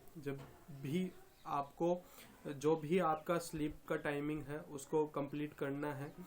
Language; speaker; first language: Hindi; native; Hindi